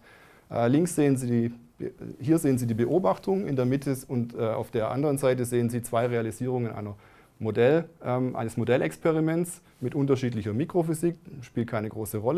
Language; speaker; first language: German; native; German